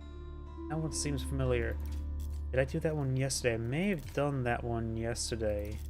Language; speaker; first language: English; native; English